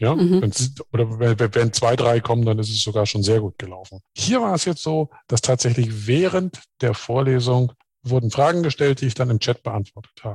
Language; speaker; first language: German; native; German